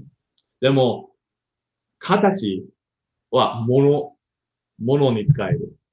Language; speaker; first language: Japanese; non-native, learner; English